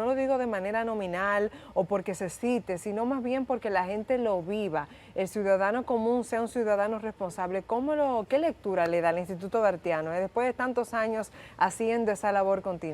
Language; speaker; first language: Spanish; native; Spanish